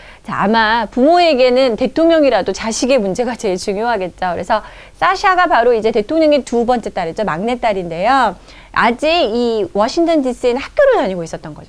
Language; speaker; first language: Korean; native; Korean